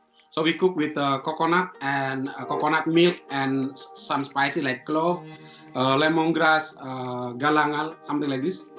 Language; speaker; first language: English; non-native, fluent; Indonesian